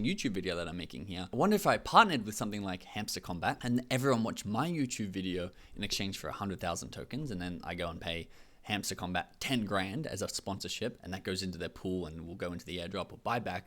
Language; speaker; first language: English; native; English